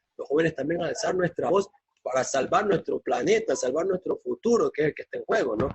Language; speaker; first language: Spanish; native; Spanish